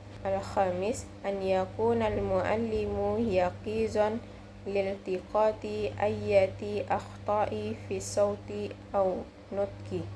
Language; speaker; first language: Arabic; non-native, learner; Indonesian